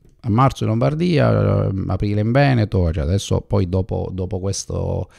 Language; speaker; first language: Italian; native; Italian